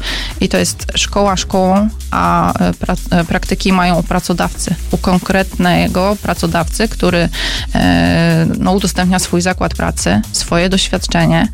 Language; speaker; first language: Polish; native; Polish